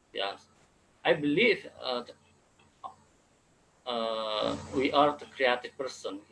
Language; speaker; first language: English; non-native, fluent; Indonesian